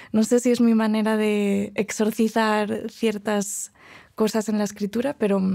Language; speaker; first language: Spanish; non-native, local second language; Galician